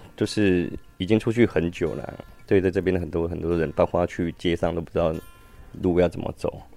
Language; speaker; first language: Chinese; native; Chinese